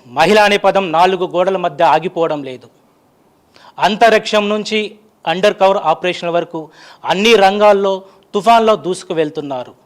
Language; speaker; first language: Telugu; native; Telugu